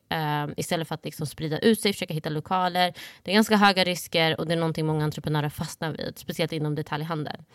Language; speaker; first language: Swedish; early bilingual, other home language; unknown